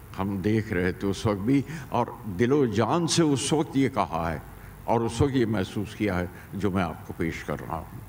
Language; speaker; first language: Hindi; native; Hindi